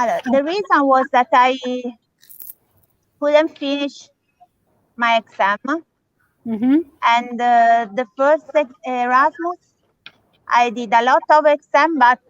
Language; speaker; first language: English; non-native, learner; Italian